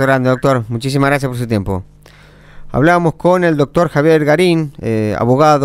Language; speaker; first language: Spanish; native; Spanish